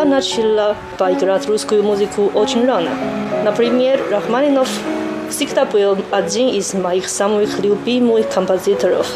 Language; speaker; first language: Russian; non-native, learner; Chinese